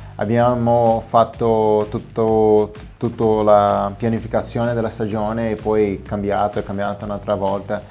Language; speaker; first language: Italian; non-native, fluent; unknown